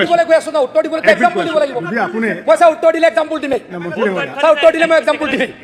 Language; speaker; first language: Assamese; native; Assamese